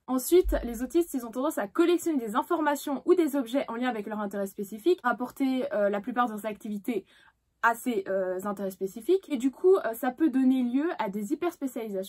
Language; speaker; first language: French; native; French